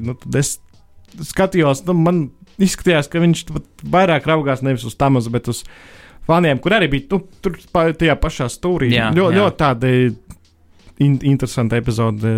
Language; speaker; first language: Latvian; native; Latvian